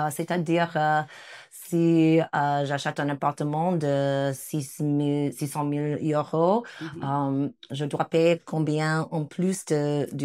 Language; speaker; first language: French; non-native, fluent; English